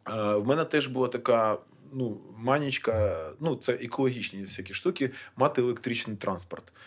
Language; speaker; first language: Ukrainian; non-native, local second language; Russian